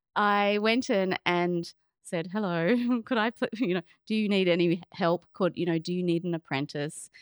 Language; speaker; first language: English; native; English